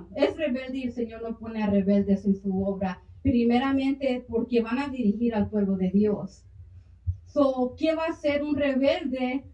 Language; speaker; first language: Spanish; early bilingual, heritage; Spanish